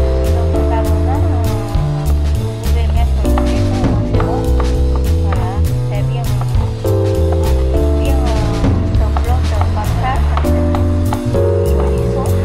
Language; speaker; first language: French; non-native, fluent; Vietnamese